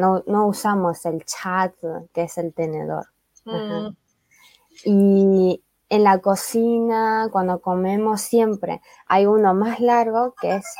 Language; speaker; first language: Spanish; early bilingual, other home language; Chinese